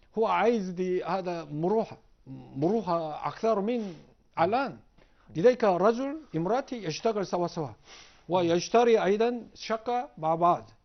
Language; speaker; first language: Egyptian Arabic; non-native, learner; Korean